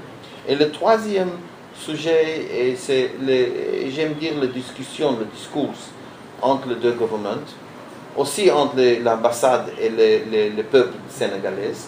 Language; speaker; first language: French; non-native, learner; Hebrew